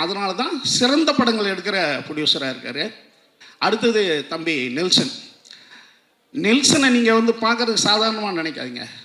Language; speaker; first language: Tamil; native; Tamil